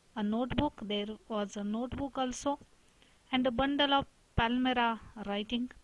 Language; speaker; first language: English; non-native, local second language; Marathi